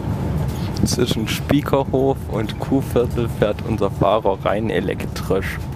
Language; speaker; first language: German; native; German